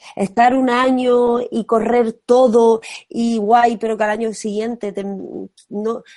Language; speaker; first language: Spanish; native; Spanish